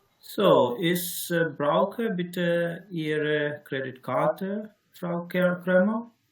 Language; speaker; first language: German; non-native, learner; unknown